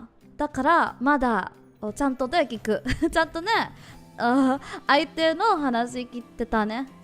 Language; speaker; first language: Japanese; non-native, learner; English